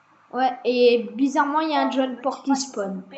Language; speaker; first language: French; native; French